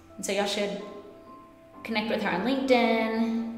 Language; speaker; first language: English; native; English